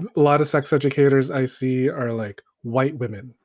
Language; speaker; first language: English; early bilingual, other home language; Filipino